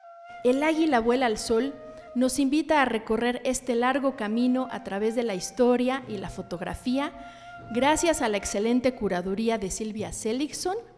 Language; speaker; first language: Spanish; native; Spanish